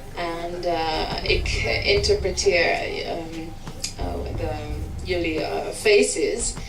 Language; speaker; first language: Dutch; early bilingual, heritage; English